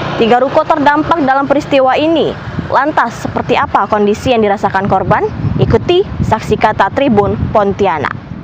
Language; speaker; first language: Indonesian; native; Indonesian